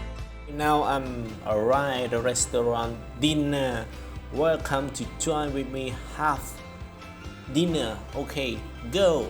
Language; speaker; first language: English; non-native, learner; Khmer